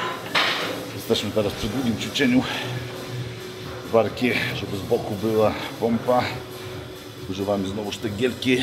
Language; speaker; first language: Polish; non-native, fluent; Lithuanian